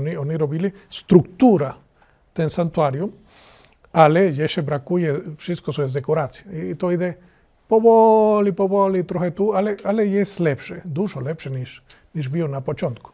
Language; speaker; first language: Polish; non-native, learner; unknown